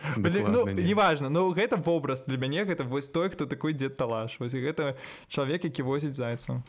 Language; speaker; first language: Belarusian; non-native, local second language; Russian